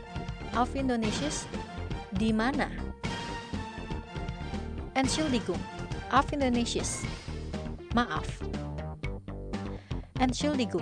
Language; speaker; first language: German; non-native, fluent; Indonesian